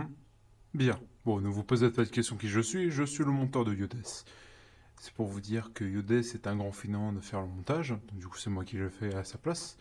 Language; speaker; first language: French; native; French